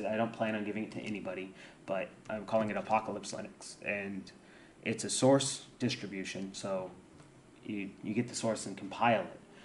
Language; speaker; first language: English; native; English